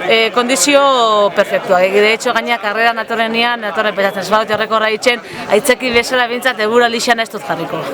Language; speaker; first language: Basque; native; Basque